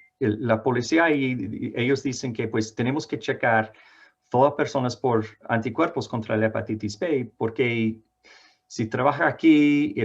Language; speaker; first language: Spanish; non-native, fluent; English